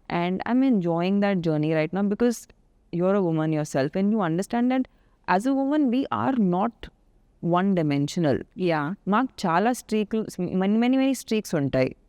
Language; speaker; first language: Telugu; non-native, local second language; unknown